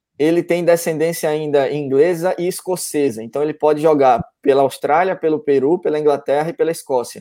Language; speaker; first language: Portuguese; native; Portuguese